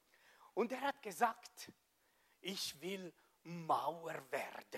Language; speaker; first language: German; non-native, fluent; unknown